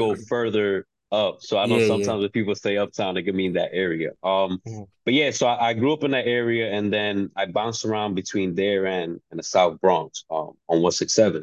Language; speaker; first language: English; early bilingual, other home language; Spanish